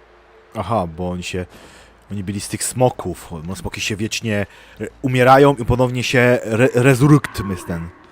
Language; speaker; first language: Polish; native; Polish